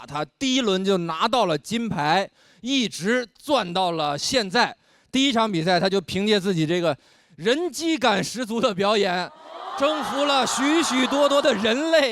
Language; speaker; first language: Chinese; native; Chinese